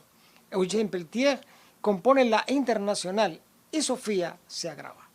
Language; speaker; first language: Spanish; native; Spanish